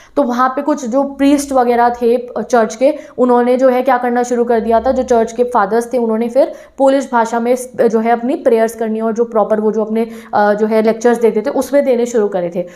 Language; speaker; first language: Hindi; native; Hindi